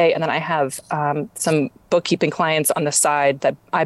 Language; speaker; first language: English; native; English